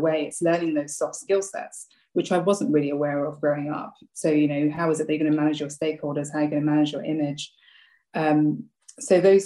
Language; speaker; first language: English; native; English